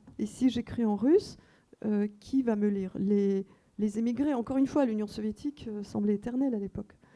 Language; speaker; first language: French; non-native, fluent; Russian